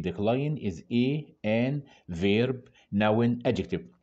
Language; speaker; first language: English; non-native, fluent; Arabic